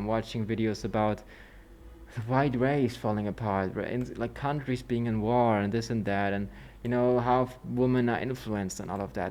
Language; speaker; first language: English; non-native, fluent; German